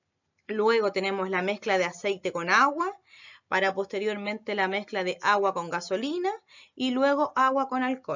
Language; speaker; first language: Spanish; native; Spanish